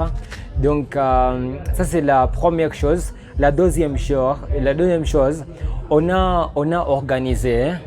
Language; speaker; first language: French; non-native, learner; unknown